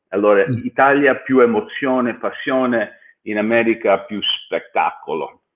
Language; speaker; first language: Italian; early bilingual, heritage; English